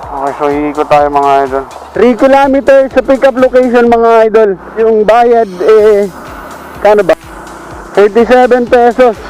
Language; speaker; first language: Filipino; non-native, local second language; Waray